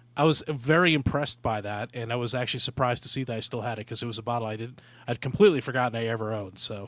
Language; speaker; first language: English; native; English